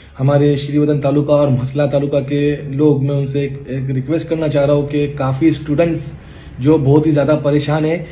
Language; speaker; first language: Hindi; non-native, local second language; Marathi